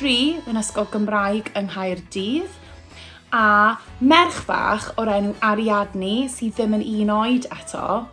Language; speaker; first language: Welsh; native; Welsh